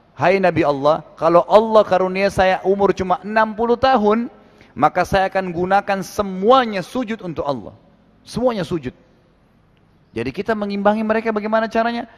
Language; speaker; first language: Indonesian; native; Indonesian